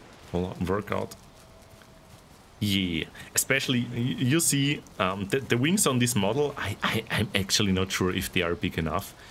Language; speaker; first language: English; non-native, fluent; German